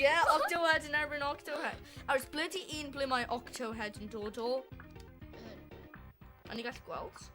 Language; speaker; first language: Welsh; non-native, local second language; English